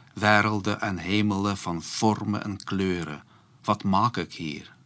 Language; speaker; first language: Dutch; non-native, fluent; Polish